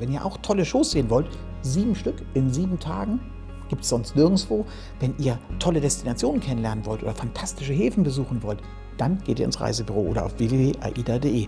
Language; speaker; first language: German; native; German